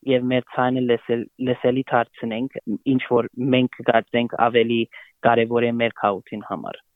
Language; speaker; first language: Armenian; early bilingual, heritage; Armenian